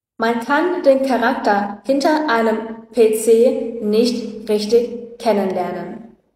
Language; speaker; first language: German; non-native, fluent; Vietnamese